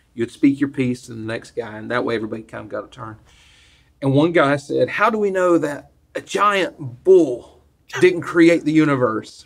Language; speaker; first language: English; native; English